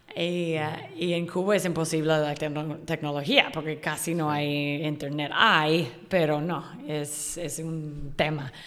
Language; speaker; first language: Spanish; non-native, fluent; English